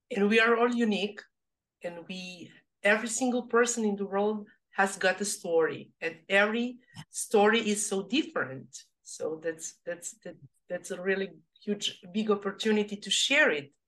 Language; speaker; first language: English; non-native, learner; Serbian